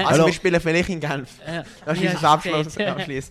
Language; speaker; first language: German; native; German